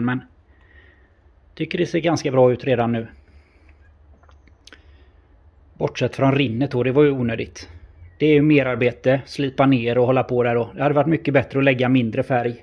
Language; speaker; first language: Swedish; native; Swedish